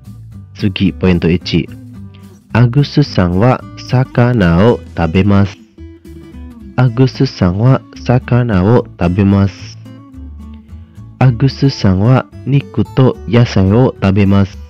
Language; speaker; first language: Japanese; non-native, fluent; Indonesian